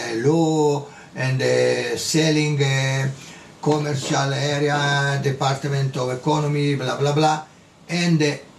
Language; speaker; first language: English; non-native, learner; Italian